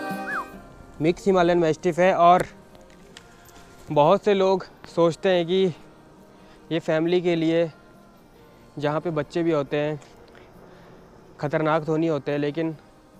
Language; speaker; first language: Hindi; native; Hindi